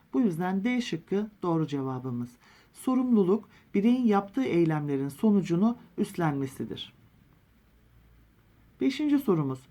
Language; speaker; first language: Turkish; native; Turkish